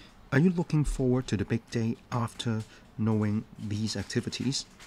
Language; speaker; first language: English; non-native, local second language; Cantonese